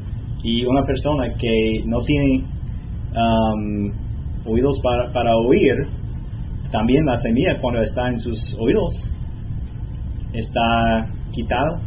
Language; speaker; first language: Spanish; non-native, learner; English